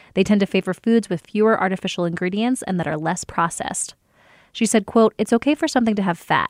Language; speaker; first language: English; native; English